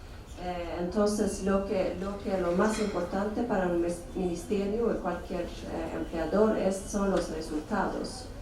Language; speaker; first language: Spanish; non-native, fluent; Swedish